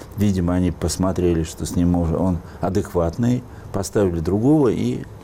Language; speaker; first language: Russian; native; Russian